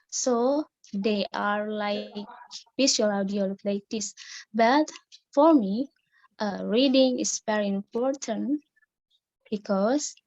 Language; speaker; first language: English; non-native, learner; Indonesian